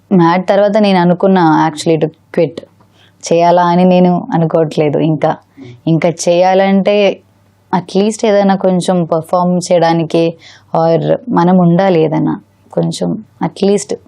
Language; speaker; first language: Telugu; non-native, learner; Malayalam